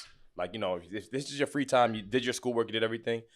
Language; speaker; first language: English; native; English